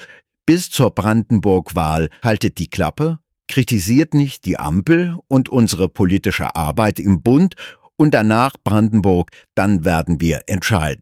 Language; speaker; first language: German; native; German